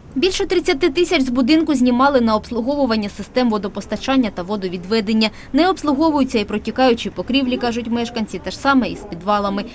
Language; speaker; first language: Ukrainian; native; Ukrainian